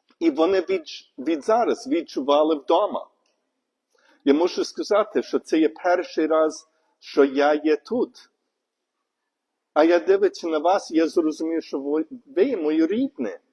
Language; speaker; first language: Ukrainian; non-native, learner; English